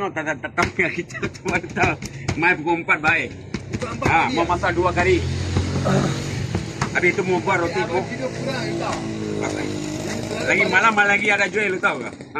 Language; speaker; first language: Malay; non-native, local second language; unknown